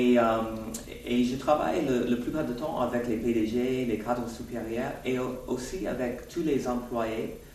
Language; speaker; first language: French; non-native, fluent; English